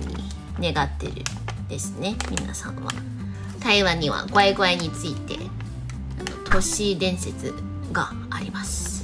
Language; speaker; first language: Japanese; non-native, fluent; Chinese